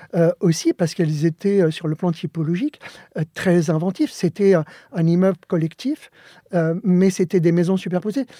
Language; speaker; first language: French; early bilingual, other home language; Spanish